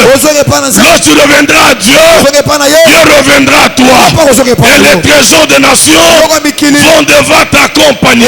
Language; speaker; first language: French; non-native, local second language; Lingala